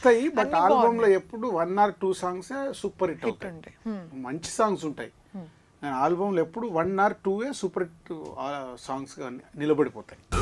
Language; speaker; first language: Telugu; native; Telugu